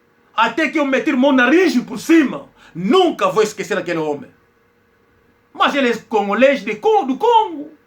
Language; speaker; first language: Portuguese; non-native, local second language; Kongo